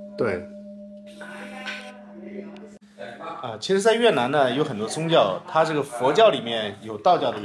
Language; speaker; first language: Chinese; native; Chinese